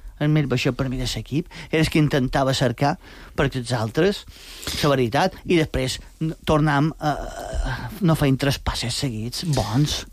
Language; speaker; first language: Catalan; native; Catalan